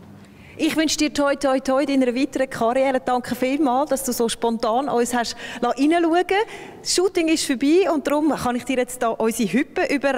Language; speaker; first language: German; native; German